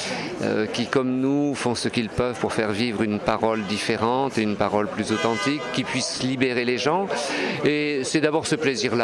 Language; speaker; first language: French; native; French